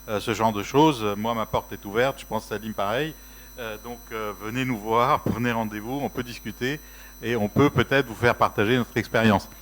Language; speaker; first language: French; non-native, local second language; Arabic